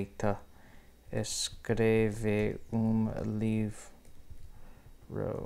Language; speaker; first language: Portuguese; non-native, learner; English